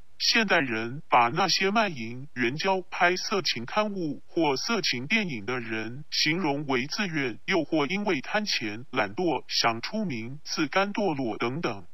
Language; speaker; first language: Chinese; non-native, local second language; Cantonese